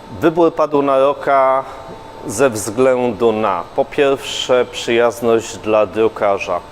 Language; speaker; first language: Polish; native; Polish